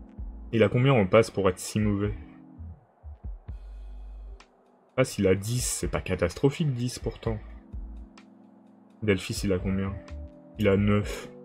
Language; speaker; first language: French; native; French